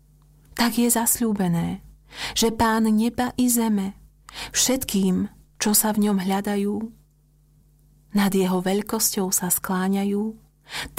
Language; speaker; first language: Slovak; native; Slovak